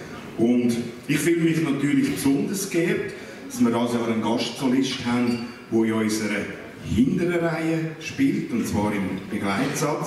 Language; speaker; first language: German; native; German